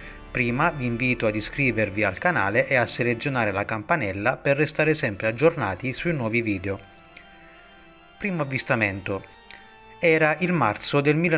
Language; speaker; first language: Italian; native; Italian